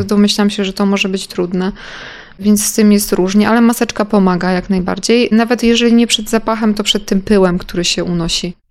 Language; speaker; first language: Polish; native; Polish